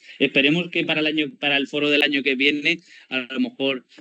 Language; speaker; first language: Spanish; native; Spanish